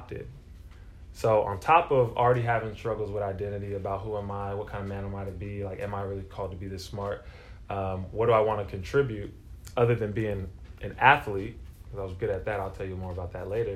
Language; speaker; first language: English; native; English